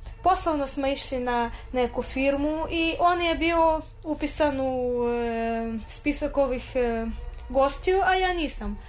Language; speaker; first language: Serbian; non-native, fluent; Russian